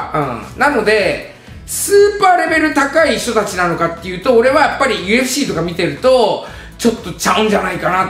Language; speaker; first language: Japanese; native; Japanese